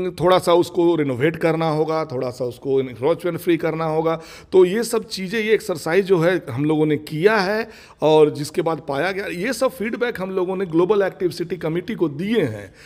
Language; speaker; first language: Hindi; non-native, local second language; Bangla